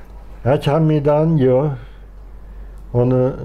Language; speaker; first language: German; non-native, local second language; Plautdietsch